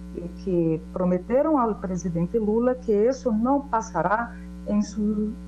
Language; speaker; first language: Spanish; non-native, learner; Portuguese